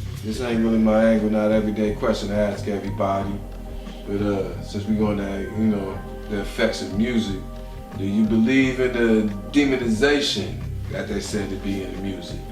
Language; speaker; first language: English; native; English